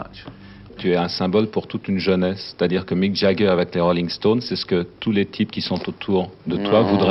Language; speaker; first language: French; native; French